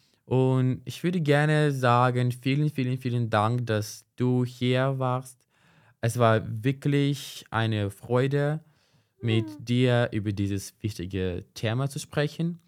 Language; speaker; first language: German; non-native, fluent; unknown